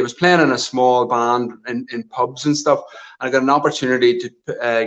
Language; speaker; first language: English; native; English